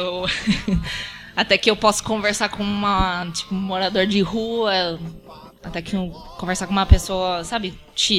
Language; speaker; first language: Portuguese; early bilingual, heritage; Portuguese